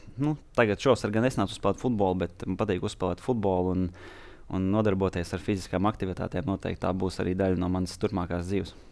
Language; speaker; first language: Latvian; native; Latvian